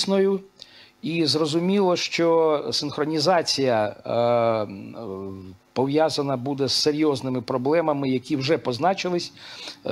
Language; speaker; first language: Ukrainian; native; Ukrainian